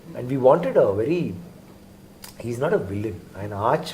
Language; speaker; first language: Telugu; non-native, learner; Tamil